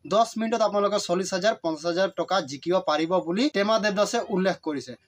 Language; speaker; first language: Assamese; non-native, local second language; Sadri